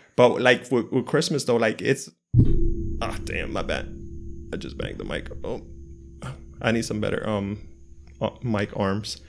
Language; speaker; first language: English; native; English